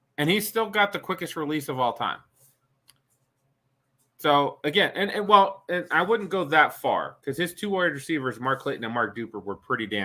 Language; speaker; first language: English; native; English